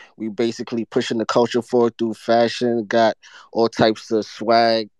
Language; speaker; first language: English; non-native, local second language; Akan